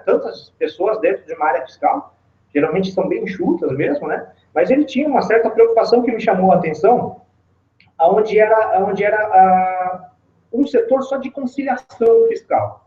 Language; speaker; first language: Portuguese; native; Portuguese